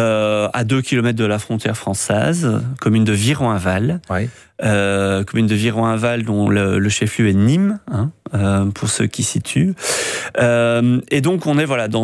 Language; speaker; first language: French; native; French